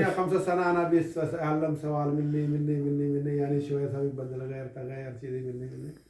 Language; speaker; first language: Arabic; non-native, learner; Urdu